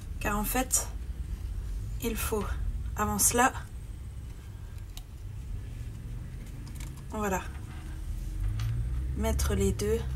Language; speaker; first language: French; native; French